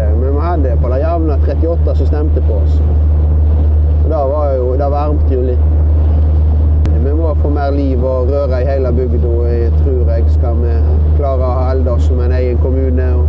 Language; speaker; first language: Norwegian; native; Norwegian